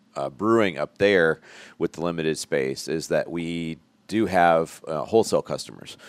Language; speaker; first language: English; native; English